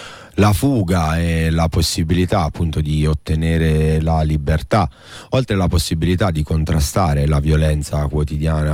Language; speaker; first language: Italian; native; Italian